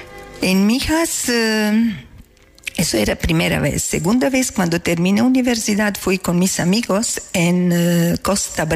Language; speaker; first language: Spanish; non-native, fluent; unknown